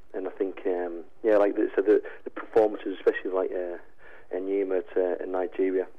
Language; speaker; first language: English; native; English